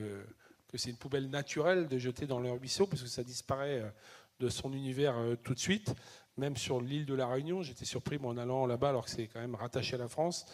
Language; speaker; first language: French; native; French